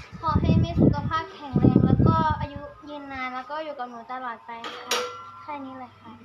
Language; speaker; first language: Thai; native; Thai